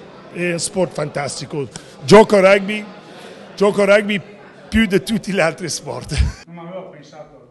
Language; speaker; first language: Italian; non-native, learner; English